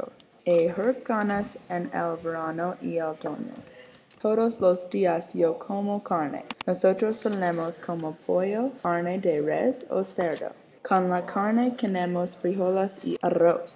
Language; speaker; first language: Spanish; non-native, learner; English